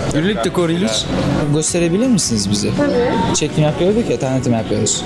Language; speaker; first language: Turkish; non-native, learner; Uzbek